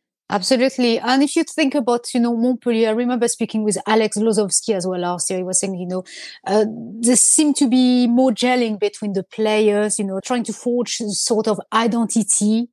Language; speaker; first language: English; non-native, fluent; French